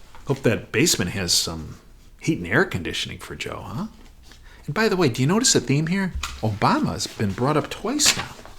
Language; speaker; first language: English; native; English